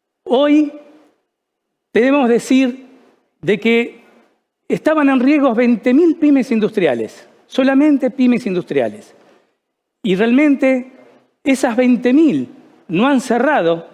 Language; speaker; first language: Spanish; native; Spanish